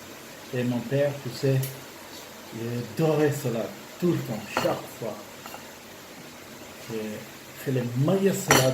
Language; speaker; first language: French; non-native, learner; Urdu